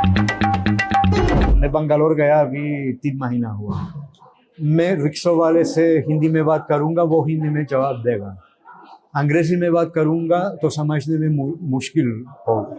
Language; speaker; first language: Hindi; non-native, fluent; Catalan